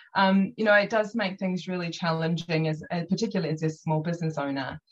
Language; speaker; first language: English; native; English